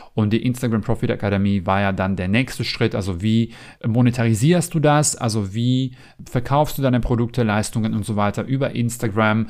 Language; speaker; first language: German; non-native, fluent; Macedonian